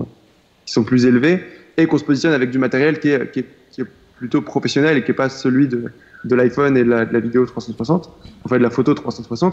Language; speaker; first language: French; native; French